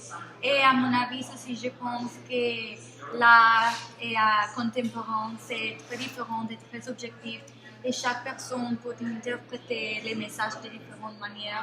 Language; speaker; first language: French; non-native, learner; Spanish